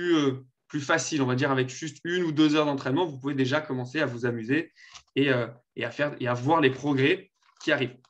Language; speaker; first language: French; native; French